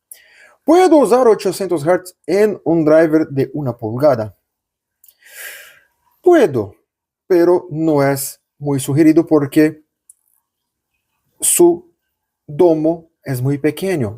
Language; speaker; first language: Spanish; non-native, local second language; Portuguese